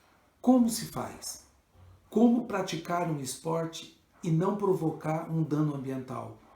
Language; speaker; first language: Portuguese; native; Portuguese